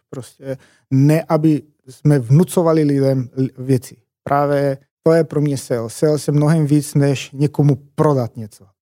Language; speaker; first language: Czech; non-native, fluent; Macedonian